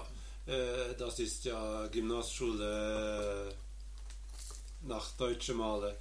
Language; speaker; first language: German; non-native, learner; Norwegian